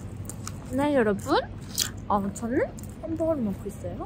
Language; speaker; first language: Korean; native; Korean